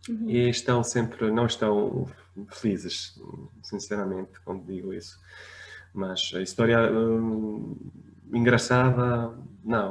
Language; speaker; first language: Portuguese; non-native, fluent; Arabic